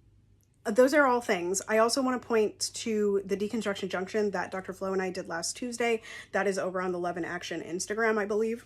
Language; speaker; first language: English; native; English